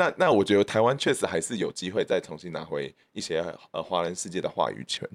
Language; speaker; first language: Chinese; native; Chinese